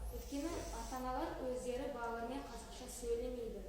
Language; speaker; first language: Kazakh; non-native, local second language; Russian